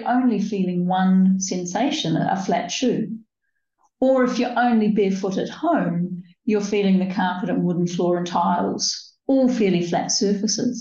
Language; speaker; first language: English; native; English